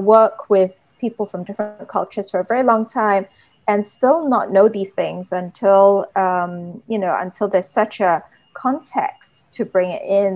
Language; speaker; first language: English; native; English